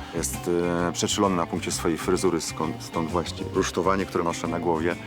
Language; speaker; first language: Polish; native; Polish